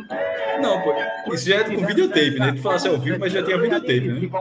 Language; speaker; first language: Portuguese; native; Portuguese